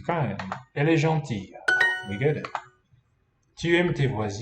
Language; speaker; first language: French; non-native, fluent; English